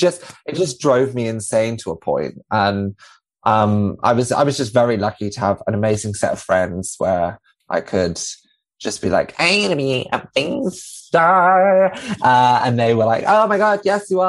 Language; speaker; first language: English; native; English